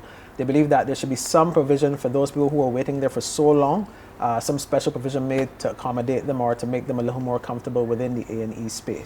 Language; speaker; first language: English; native; English